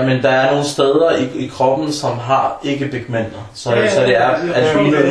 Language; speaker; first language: Danish; early bilingual, other home language; Arabic